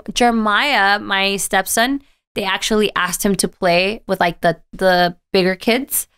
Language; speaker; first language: English; early bilingual, other home language; Spanish